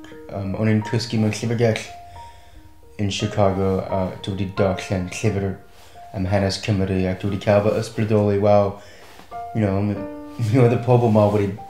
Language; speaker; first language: Welsh; non-native, fluent; English